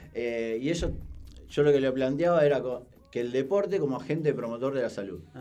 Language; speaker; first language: Spanish; native; Spanish